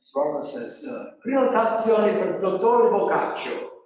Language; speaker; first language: Italian; non-native, fluent; English